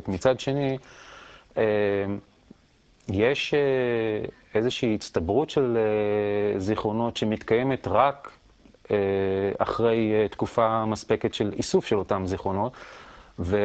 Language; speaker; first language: Hebrew; native; Hebrew